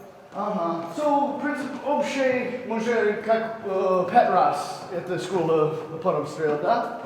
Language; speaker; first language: Russian; non-native, learner; English